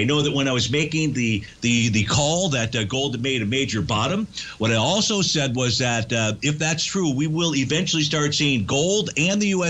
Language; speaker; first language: English; native; English